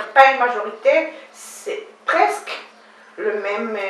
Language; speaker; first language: French; non-native, learner; Hebrew